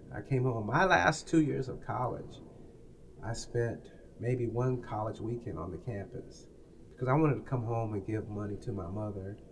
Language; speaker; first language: English; native; English